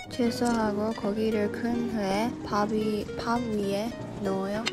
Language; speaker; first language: Korean; non-native, learner; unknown